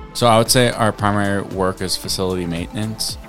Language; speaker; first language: English; early bilingual, other home language; Arabic